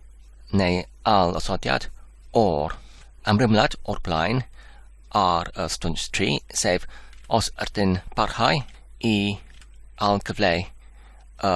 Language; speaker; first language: Welsh; non-native, learner; Polish